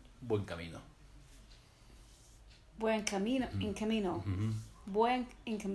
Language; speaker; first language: Spanish; non-native, learner; English